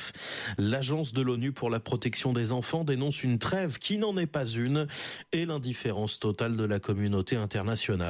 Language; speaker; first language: French; native; French